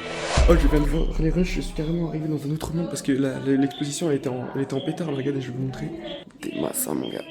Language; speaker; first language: French; native; French